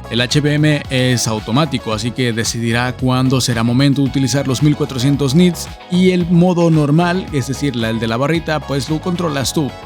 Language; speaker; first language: Spanish; native; Spanish